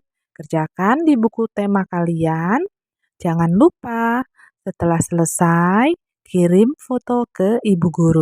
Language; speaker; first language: Indonesian; native; Indonesian